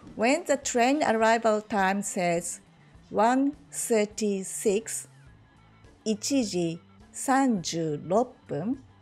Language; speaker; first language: English; non-native, fluent; Japanese